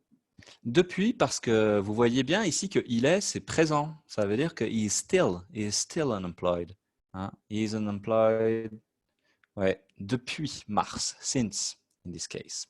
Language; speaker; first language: French; native; French